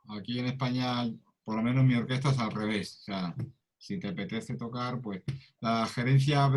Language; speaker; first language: Spanish; native; Spanish